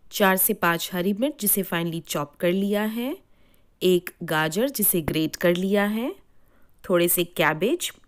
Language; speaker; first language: Hindi; native; Hindi